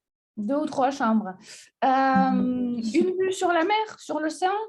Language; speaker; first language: French; non-native, fluent; Russian